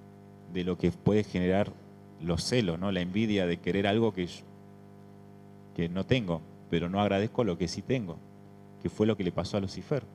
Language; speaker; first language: Spanish; native; Spanish